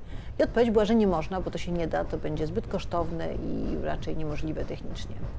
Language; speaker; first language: Polish; native; Polish